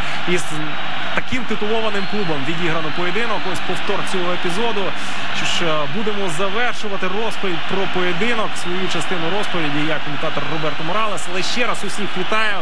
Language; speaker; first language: Ukrainian; native; Ukrainian